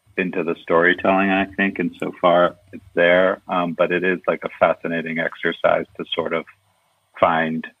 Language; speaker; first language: English; native; English